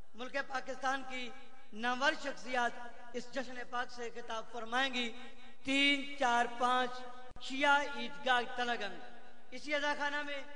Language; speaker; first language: Urdu; non-native, local second language; Punjabi